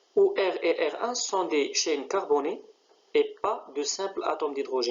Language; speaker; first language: French; non-native, local second language; Arabic